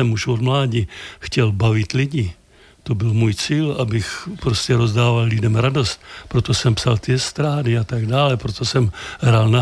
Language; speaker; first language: Czech; native; Czech